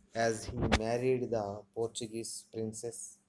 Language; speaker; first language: English; non-native, local second language; Telugu